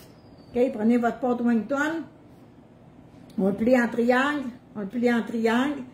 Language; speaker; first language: French; native; French